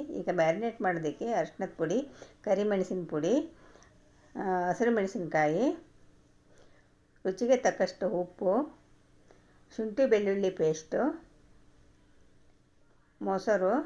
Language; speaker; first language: Kannada; native; Kannada